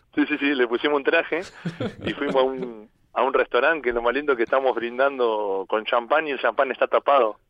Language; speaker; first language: Spanish; native; Spanish